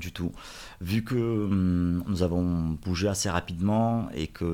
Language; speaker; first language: French; early bilingual, other home language; Russian